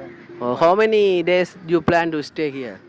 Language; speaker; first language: English; non-native, local second language; Tamil